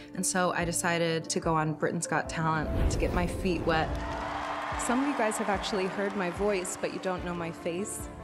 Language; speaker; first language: English; native; English